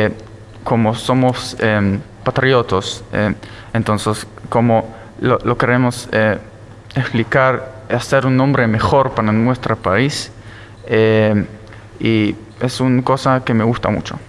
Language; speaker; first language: Spanish; early bilingual, heritage; Spanish